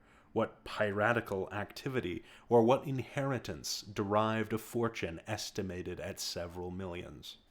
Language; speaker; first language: English; native; English